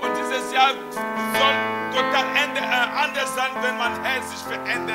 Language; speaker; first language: German; non-native, fluent; French